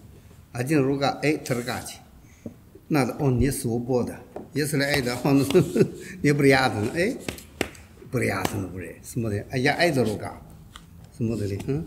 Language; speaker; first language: Russian; non-native, learner; Chinese